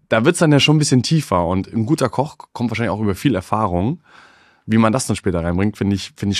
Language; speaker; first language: German; native; German